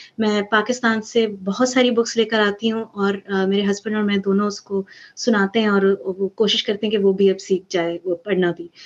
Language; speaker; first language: Urdu; early bilingual, heritage; Urdu